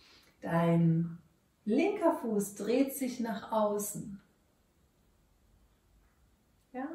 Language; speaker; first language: German; native; German